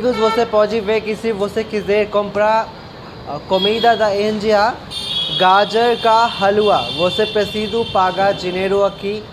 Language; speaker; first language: Portuguese; non-native, learner; Hindi